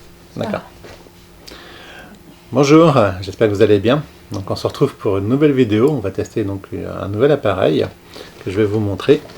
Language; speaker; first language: French; native; French